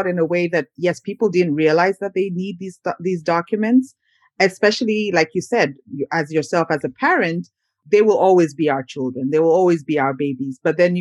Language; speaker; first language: English; non-native, local second language; Ganda